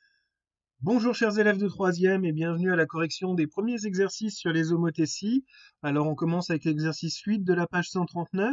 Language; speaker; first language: French; native; French